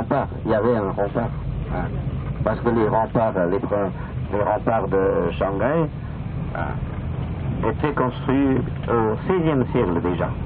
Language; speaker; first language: French; non-native, fluent; Chinese